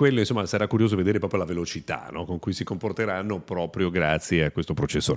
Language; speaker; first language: Italian; native; Italian